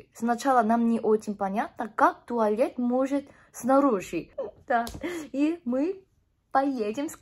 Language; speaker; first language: Russian; non-native, fluent; Korean